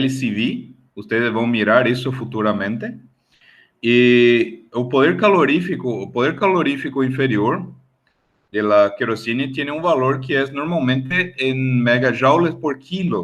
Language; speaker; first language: Spanish; non-native, fluent; Portuguese